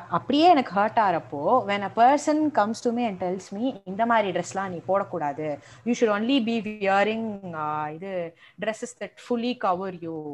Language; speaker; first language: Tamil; native; Tamil